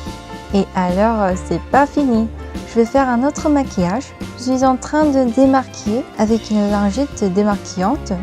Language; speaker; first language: French; non-native, learner; Korean